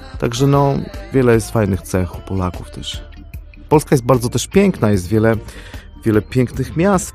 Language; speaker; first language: Polish; non-native, fluent; Armenian